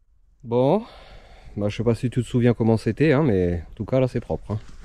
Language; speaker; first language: French; native; French